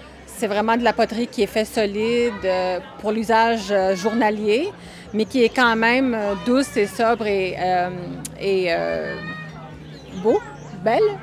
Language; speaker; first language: French; native; French